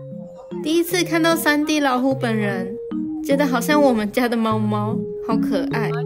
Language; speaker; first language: Chinese; native; Chinese